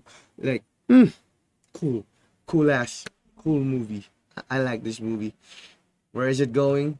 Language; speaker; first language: English; non-native, fluent; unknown